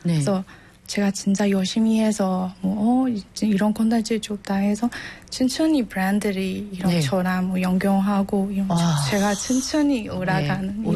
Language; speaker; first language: Korean; non-native, learner; Burmese